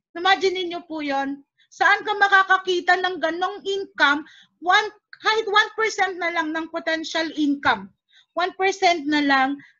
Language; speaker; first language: Filipino; native; Filipino